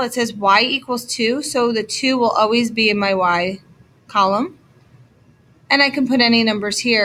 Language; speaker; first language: English; native; English